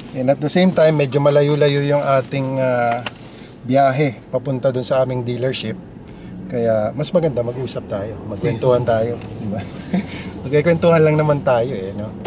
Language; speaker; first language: Filipino; native; Filipino